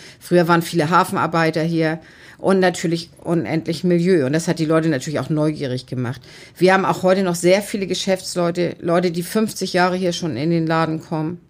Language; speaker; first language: German; native; German